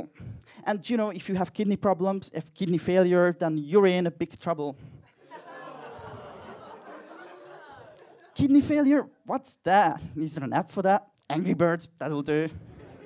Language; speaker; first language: English; non-native, fluent; Hungarian